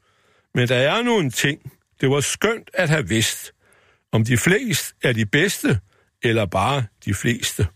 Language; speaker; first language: Danish; native; Danish